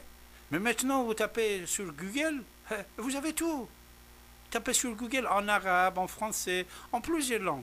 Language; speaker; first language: French; non-native, fluent; Persian